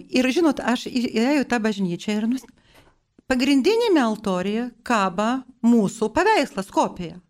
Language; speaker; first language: Lithuanian; non-native, local second language; Polish